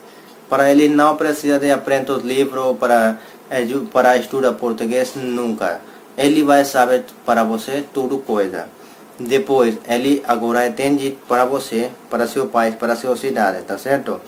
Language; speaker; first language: Portuguese; non-native, learner; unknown